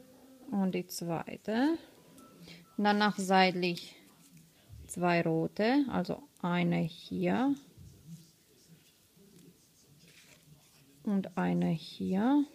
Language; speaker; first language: German; non-native, fluent; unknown